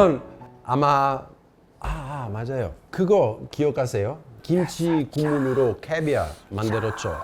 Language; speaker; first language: Korean; non-native, fluent; Italian